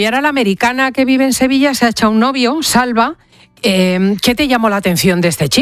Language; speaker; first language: Spanish; native; Spanish